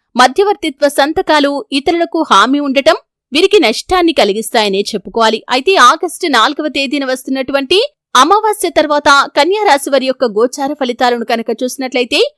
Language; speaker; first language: Telugu; native; Telugu